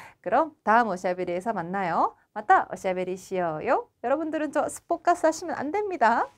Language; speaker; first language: Korean; native; Korean